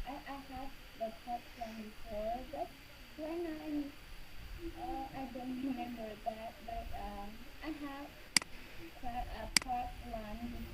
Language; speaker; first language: English; non-native, learner; Vietnamese